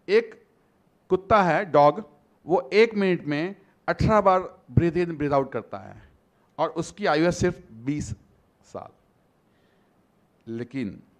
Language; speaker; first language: Hindi; non-native, local second language; Gujarati